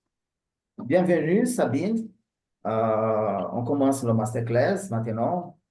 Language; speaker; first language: French; non-native, learner; Portuguese